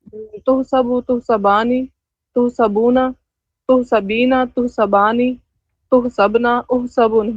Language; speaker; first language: Arabic; non-native, learner; Urdu